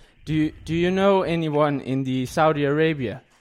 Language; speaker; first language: English; non-native, fluent; Danish